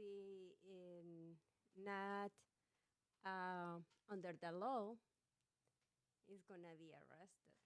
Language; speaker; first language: English; non-native, learner; Spanish